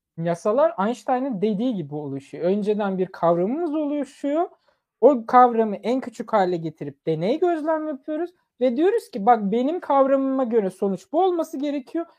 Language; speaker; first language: Turkish; early bilingual, other home language; German